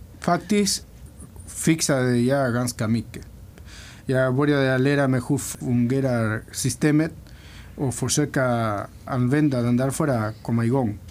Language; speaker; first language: Swedish; non-native, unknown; Spanish